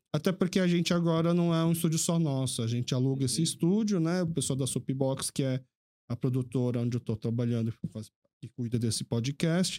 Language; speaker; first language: Portuguese; early bilingual, other home language; Korean